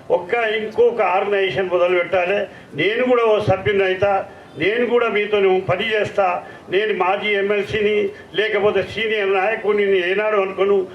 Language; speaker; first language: Telugu; native; Telugu